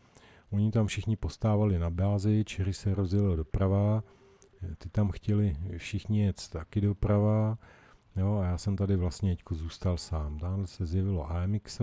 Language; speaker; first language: Czech; native; Czech